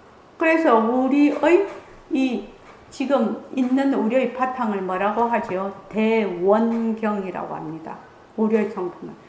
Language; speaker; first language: Korean; native; Korean